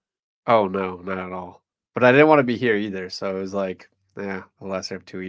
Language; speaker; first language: English; native; English